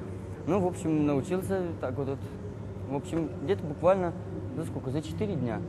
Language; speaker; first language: Russian; native; Russian